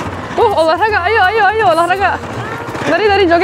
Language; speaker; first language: Indonesian; non-native, fluent; Turkish